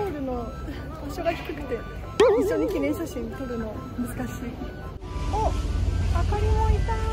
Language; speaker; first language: Japanese; early bilingual, other home language; Chinese